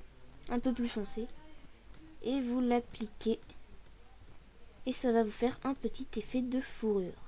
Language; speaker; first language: French; native; French